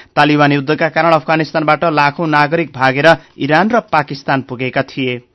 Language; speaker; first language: Nepali; native; Nepali